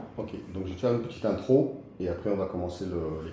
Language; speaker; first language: French; native; French